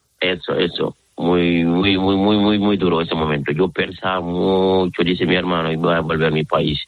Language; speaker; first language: Spanish; non-native, learner; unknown